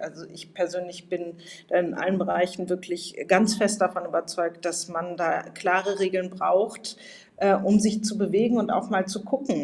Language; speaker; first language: German; native; German